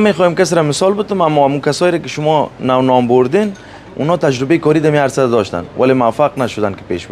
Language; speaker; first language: Persian; native; Persian